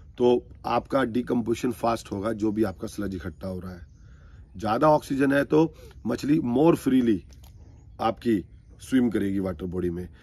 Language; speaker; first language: Hindi; native; Hindi